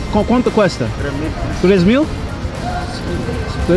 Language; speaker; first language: Spanish; non-native, learner; English